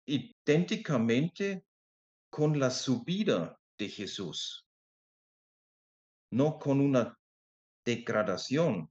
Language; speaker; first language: Spanish; non-native, fluent; German